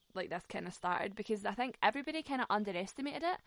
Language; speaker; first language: English; native; English